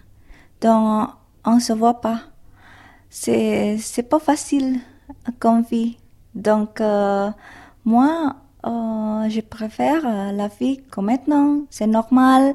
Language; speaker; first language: French; non-native, learner; Indonesian